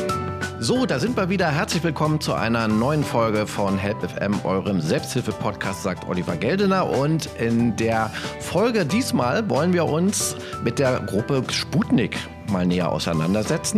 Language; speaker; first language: German; native; German